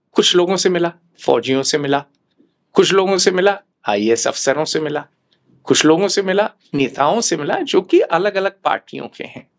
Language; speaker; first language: Hindi; native; Hindi